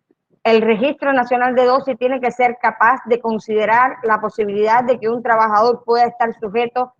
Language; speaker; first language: Spanish; native; Spanish